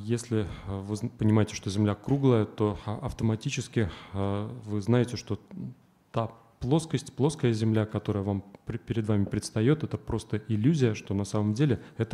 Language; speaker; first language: Russian; native; Russian